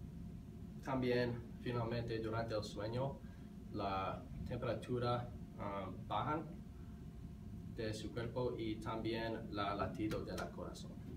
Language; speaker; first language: Spanish; non-native, learner; English